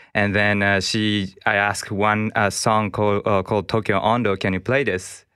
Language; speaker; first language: English; non-native, learner; Japanese